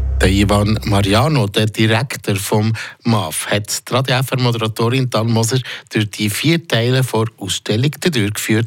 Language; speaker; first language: German; native; German